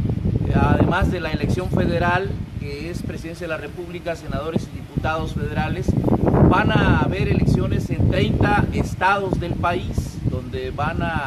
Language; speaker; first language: Spanish; native; Spanish